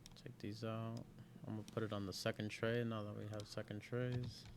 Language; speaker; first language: English; native; English